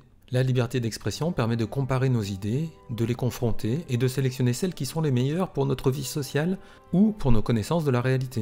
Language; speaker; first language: French; native; French